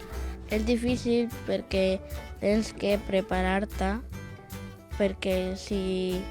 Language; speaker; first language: Catalan; non-native, local second language; Spanish